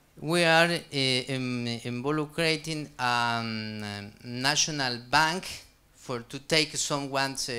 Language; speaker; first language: English; non-native, learner; Spanish